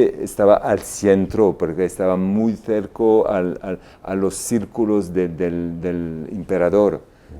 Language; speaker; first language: Spanish; non-native, fluent; French